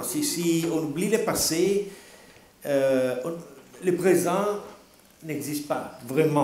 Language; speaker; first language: French; non-native, learner; Italian